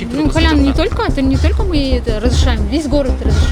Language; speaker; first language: Russian; non-native, local second language; Kyrgyz